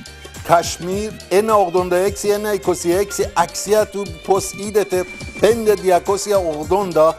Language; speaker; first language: Greek; non-native, learner; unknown